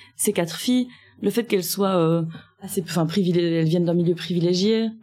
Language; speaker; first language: French; native; French